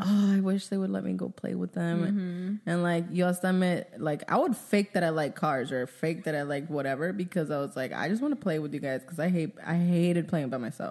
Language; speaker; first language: English; early bilingual, other home language; Spanish